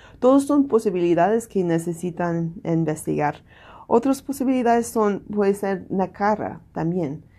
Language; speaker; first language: Spanish; non-native, learner; English